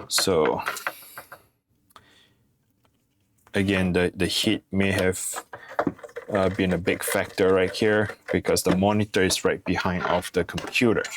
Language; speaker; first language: English; non-native, fluent; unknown